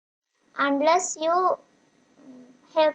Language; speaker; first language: English; non-native, learner; Sinhala